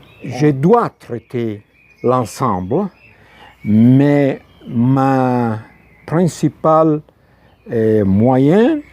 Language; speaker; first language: French; non-native, fluent; Italian